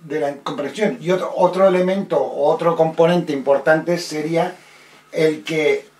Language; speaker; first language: Spanish; native; Spanish